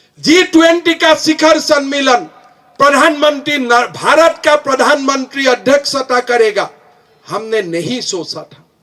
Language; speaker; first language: Hindi; non-native, local second language; Assamese